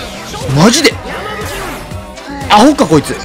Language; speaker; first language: Japanese; native; Japanese